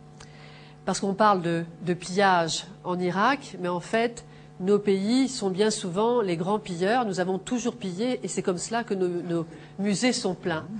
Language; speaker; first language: French; native; French